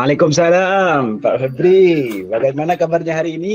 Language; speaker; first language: Indonesian; non-native, local second language; Javanese